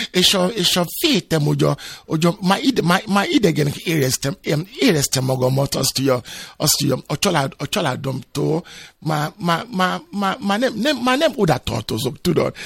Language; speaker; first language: Hungarian; non-native, fluent; Yoruba